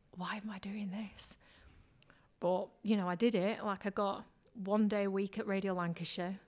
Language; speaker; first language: English; native; English